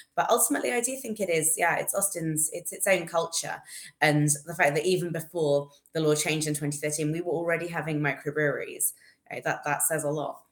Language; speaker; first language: English; native; English